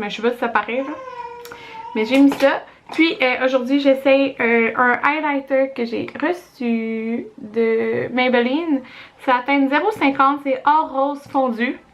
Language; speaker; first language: French; native; French